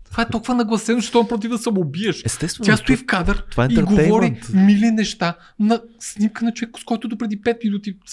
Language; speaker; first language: Bulgarian; native; Bulgarian